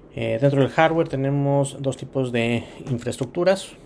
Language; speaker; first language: Spanish; native; Spanish